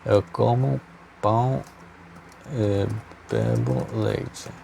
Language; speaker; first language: Portuguese; non-native, learner; English